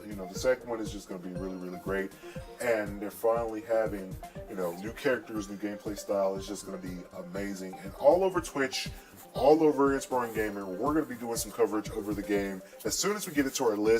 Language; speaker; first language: English; native; English